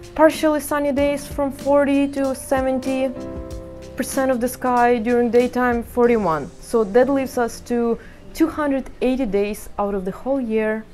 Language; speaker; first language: English; non-native, fluent; Ukrainian